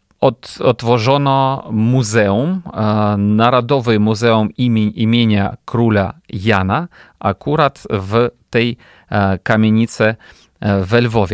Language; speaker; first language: Polish; non-native, fluent; Ukrainian